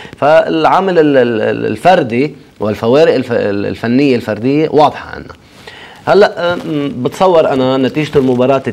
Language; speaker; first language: Arabic; native; Arabic